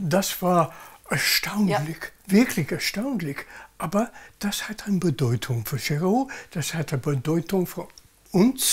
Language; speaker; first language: German; non-native, learner; English